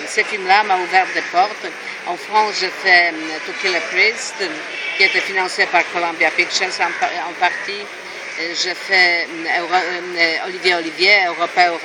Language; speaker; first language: French; non-native, fluent; Polish